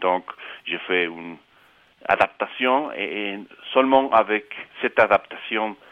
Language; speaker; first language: French; non-native, fluent; Spanish